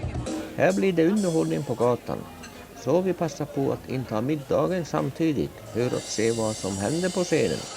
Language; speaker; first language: Swedish; native; Swedish